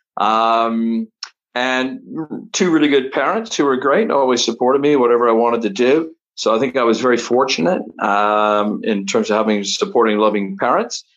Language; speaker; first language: English; native; English